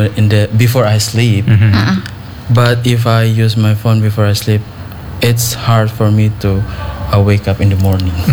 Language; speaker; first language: English; non-native, learner; Indonesian